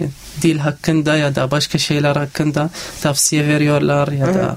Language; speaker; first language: Turkish; non-native, fluent; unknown